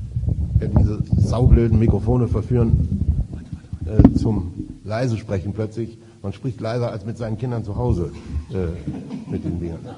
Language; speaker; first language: German; native; German